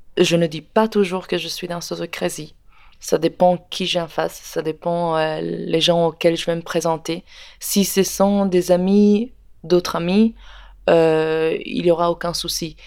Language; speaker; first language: French; non-native, fluent; Italian